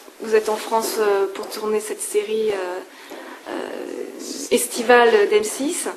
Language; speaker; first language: French; native; French